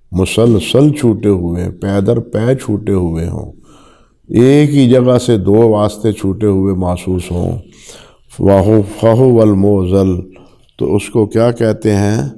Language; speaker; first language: Urdu; non-native, local second language; Punjabi